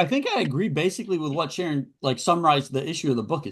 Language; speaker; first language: English; native; English